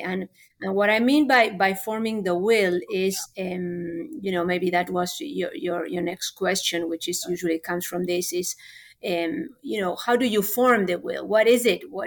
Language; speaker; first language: English; non-native, fluent; Spanish